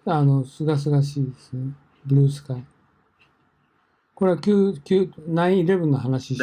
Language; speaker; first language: Japanese; native; Japanese